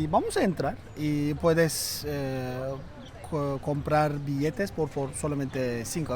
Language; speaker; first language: Spanish; non-native, fluent; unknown